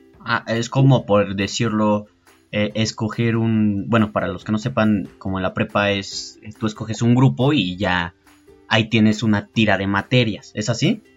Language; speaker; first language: Spanish; native; Spanish